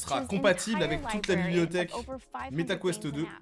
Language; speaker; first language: French; native; French